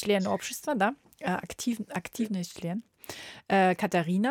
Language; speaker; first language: Russian; non-native, learner; German